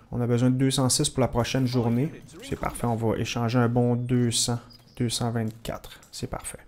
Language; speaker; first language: French; native; French